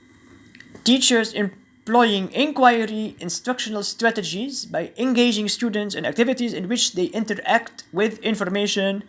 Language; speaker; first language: English; non-native, fluent; Arabic